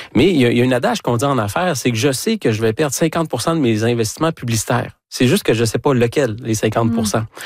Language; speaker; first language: French; native; French